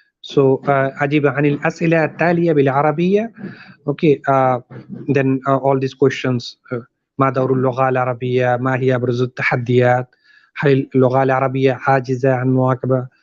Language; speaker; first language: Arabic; non-native, fluent; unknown